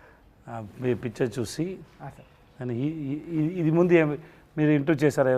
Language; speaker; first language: Telugu; non-native, learner; Tamil